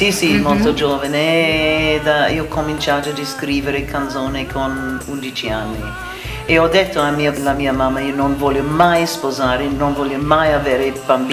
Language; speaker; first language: Italian; non-native, learner; English